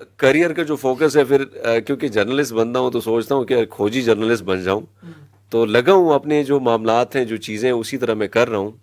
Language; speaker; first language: Urdu; non-native, local second language; Pashto